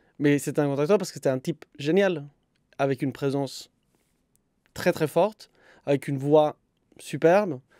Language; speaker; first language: French; non-native, fluent; Spanish